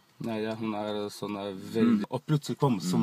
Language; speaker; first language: Norwegian; non-native, learner; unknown